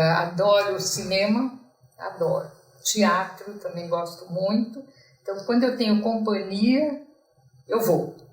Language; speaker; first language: Portuguese; native; Portuguese